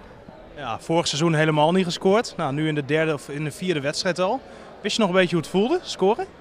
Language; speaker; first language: Dutch; native; Dutch